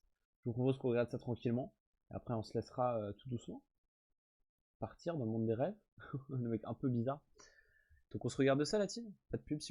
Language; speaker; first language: French; native; French